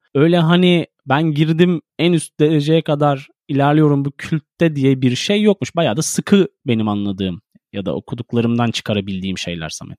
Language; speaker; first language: Turkish; native; Turkish